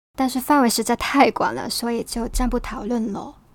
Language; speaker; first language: Chinese; non-native, local second language; Cantonese